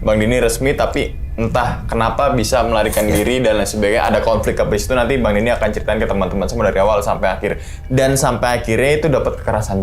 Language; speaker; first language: Indonesian; native; Indonesian